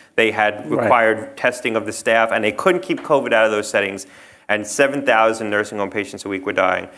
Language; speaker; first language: English; native; English